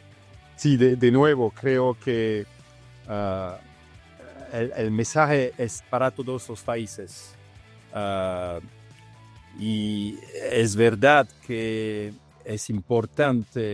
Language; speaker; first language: Spanish; non-native, learner; Italian